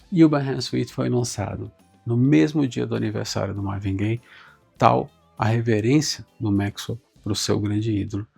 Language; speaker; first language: Portuguese; native; Portuguese